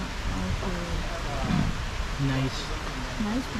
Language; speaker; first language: English; non-native, local second language; Hindi